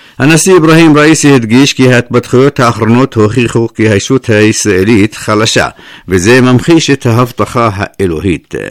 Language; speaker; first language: Hebrew; non-native, fluent; Persian